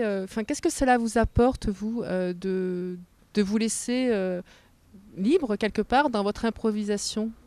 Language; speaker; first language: French; native; French